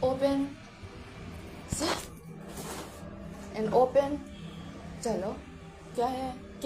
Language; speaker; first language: Hindi; non-native, learner; Mizo